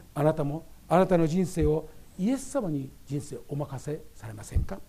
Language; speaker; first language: Japanese; native; Japanese